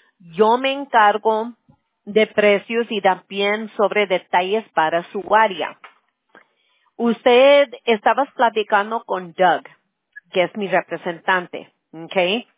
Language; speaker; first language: Spanish; early bilingual, other home language; English